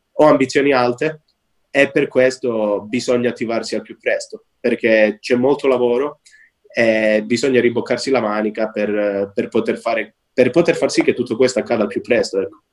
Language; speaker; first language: Italian; native; Italian